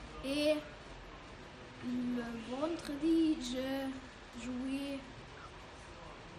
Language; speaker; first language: French; non-native, learner; German